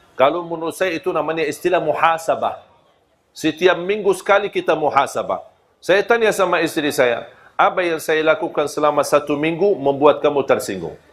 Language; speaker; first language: Malay; non-native, fluent; Arabic